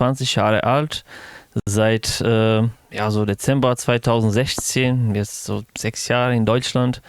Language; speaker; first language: German; non-native, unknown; Bosnian